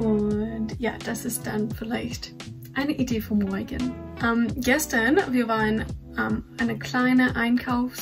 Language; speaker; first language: German; non-native, fluent; English